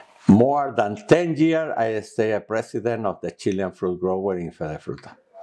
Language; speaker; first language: English; non-native, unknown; Spanish